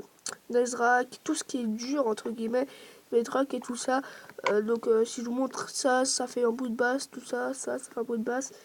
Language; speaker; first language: French; native; French